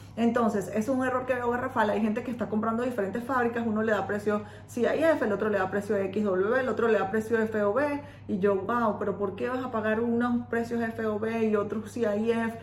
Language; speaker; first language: Spanish; native; Spanish